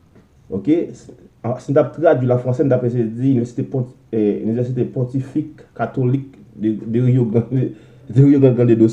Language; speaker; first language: French; non-native, local second language; Haitian Creole